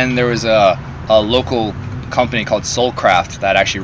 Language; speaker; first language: English; native; English